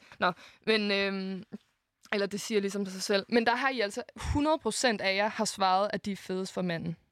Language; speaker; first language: Danish; native; Danish